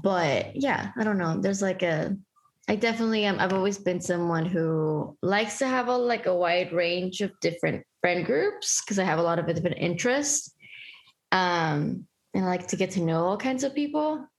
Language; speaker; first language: English; early bilingual, other home language; Spanish